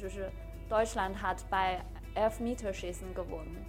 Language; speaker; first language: German; non-native, fluent; Chinese